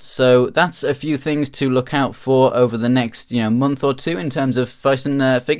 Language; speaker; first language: English; native; English